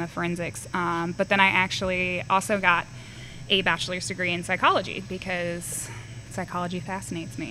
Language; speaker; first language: English; native; English